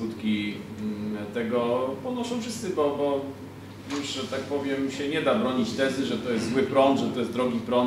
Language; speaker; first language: Polish; native; Polish